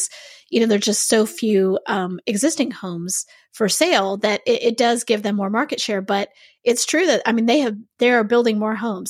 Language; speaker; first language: English; native; English